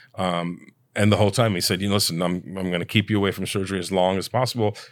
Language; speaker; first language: English; early bilingual, other home language; Italian